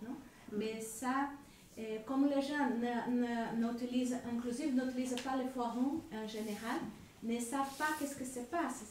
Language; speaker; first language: French; non-native, learner; Spanish